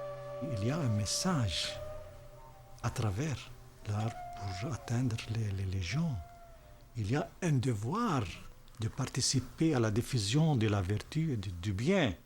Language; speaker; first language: French; non-native, fluent; Arabic